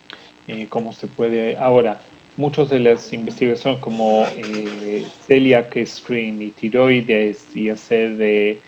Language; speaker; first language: Spanish; non-native, fluent; Hebrew